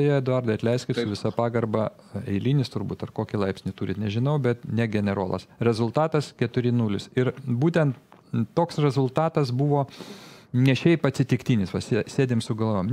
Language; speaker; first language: Lithuanian; native; Lithuanian